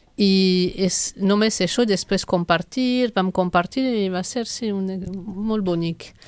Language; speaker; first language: Catalan; non-native, fluent; French